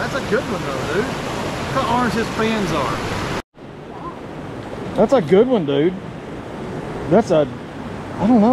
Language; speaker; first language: English; native; English